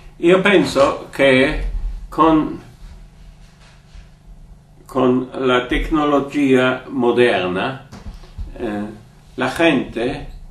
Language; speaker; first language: Italian; non-native, fluent; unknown